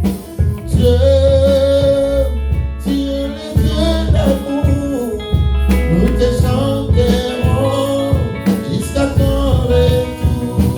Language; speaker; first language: French; non-native, local second language; Lingala